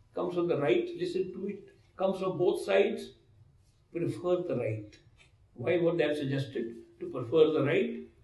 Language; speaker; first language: English; non-native, local second language; Hindi